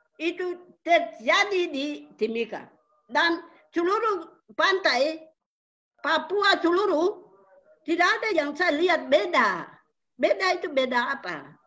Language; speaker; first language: Indonesian; non-native, local second language; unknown